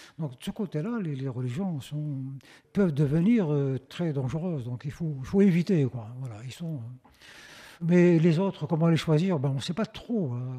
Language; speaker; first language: French; non-native, local second language; Arabic